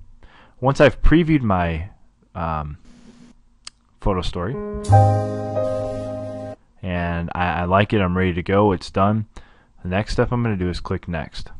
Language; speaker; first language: English; native; English